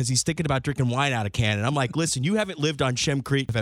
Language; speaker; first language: English; native; English